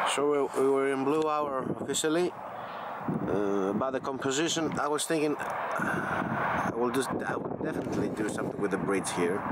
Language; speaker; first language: English; non-native, fluent; Greek